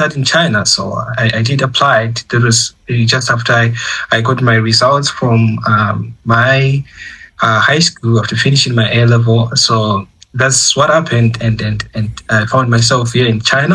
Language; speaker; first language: English; non-native, local second language; Shona